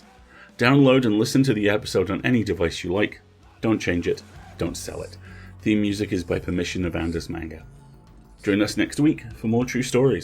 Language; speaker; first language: English; native; English